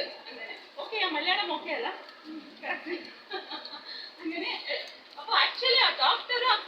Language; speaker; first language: Malayalam; non-native, local second language; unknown